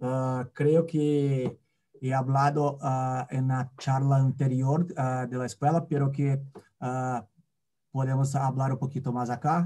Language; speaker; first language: Spanish; non-native, fluent; Portuguese